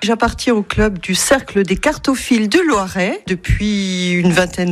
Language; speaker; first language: French; native; French